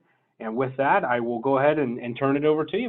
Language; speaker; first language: English; native; English